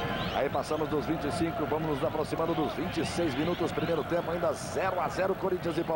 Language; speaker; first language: Portuguese; native; Portuguese